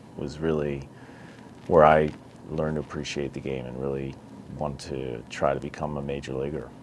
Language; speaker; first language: English; native; English